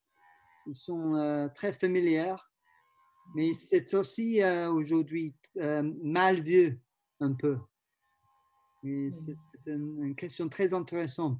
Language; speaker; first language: French; non-native, learner; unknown